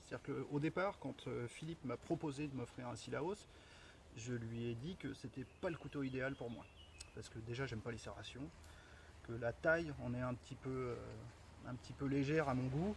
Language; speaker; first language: French; native; French